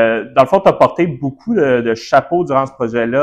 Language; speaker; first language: French; native; French